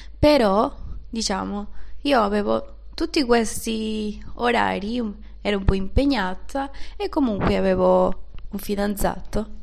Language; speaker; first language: Italian; non-native, fluent; Spanish